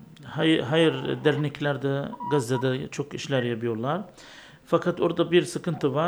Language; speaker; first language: Turkish; non-native, learner; Arabic